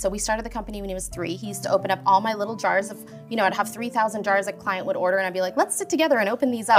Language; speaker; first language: English; native; English